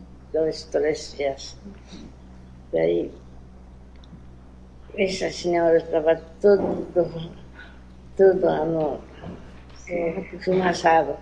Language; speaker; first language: Portuguese; non-native, learner; Japanese